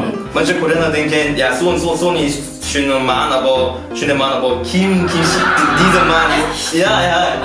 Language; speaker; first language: German; non-native, learner; Russian